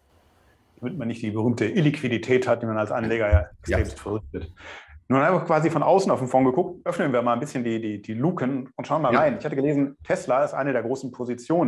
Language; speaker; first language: German; native; German